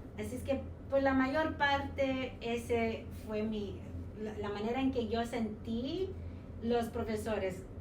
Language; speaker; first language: Spanish; early bilingual, heritage; Spanish